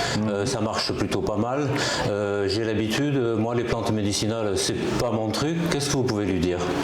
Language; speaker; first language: French; native; French